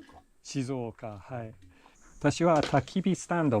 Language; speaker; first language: Japanese; non-native, learner; English